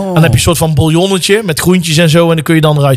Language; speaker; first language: Dutch; native; Dutch